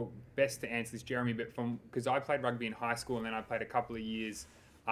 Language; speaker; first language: English; native; English